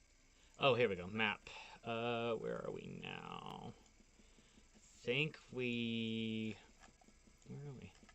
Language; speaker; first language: English; native; English